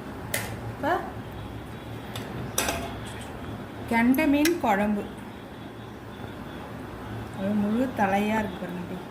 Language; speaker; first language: Tamil; native; Tamil